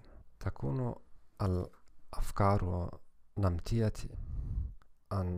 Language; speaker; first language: Arabic; non-native, learner; German